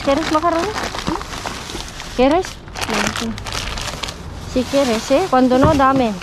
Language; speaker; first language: Spanish; non-native, learner; Filipino